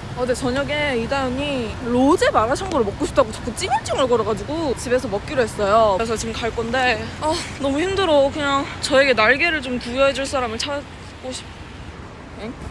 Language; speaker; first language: Korean; native; Korean